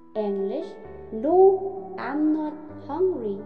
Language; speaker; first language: English; non-native, local second language; Khasi